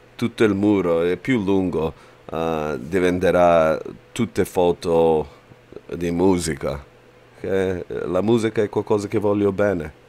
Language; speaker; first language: Italian; early bilingual, heritage; Italian